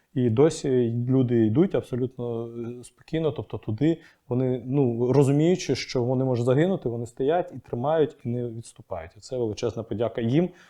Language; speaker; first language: Ukrainian; non-native, local second language; Russian